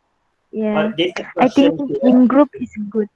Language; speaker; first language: English; non-native, learner; Malay